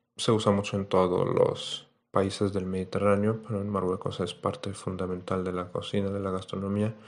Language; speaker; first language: Spanish; non-native, fluent; Arabic